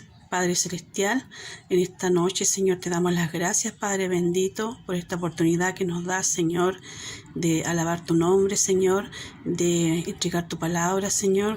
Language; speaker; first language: Spanish; native; Spanish